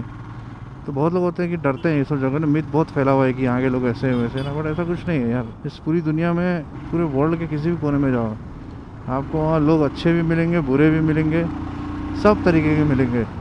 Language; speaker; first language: Hindi; non-native, local second language; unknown